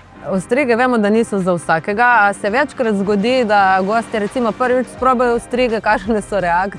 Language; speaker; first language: Slovenian; native; Slovenian